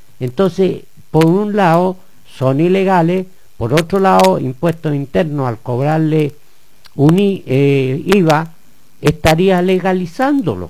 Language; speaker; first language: Spanish; native; Spanish